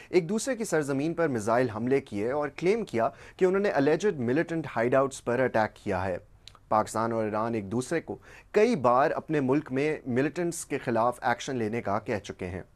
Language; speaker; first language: Urdu; native; Urdu